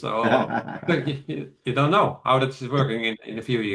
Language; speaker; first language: English; non-native, fluent; Dutch